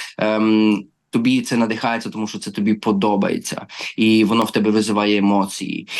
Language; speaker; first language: Ukrainian; early bilingual, heritage; Ukrainian